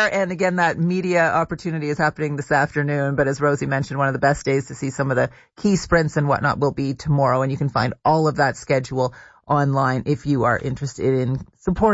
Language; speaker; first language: English; native; English